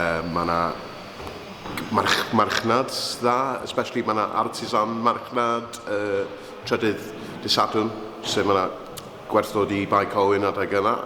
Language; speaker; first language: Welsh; non-native, local second language; English